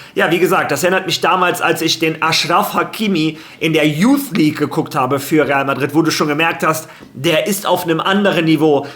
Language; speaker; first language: German; early bilingual, other home language; Spanish